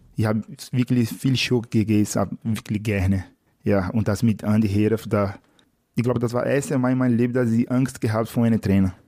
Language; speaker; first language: German; non-native, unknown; Portuguese